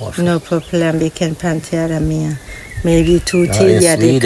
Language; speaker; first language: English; non-native, learner; Thai